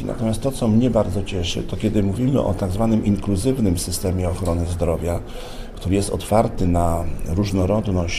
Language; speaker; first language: Polish; native; Polish